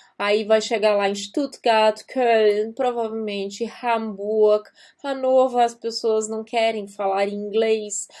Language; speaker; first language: Portuguese; native; Portuguese